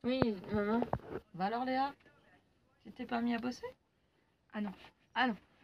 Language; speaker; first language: French; native; French